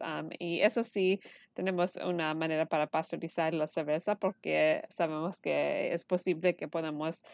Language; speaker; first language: Spanish; early bilingual, heritage; Spanish